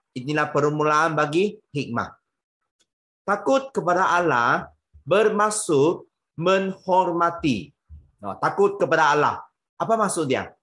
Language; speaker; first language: Malay; non-native, local second language; Chinese